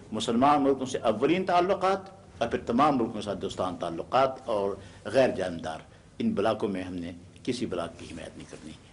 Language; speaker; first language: Urdu; non-native, local second language; Pashto